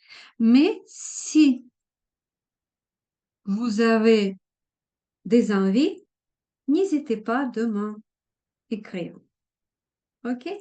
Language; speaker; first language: French; non-native, fluent; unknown